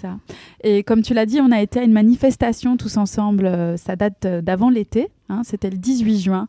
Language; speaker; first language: French; native; French